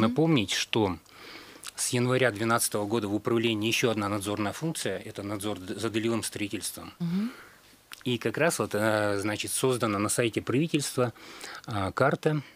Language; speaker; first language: Russian; native; Russian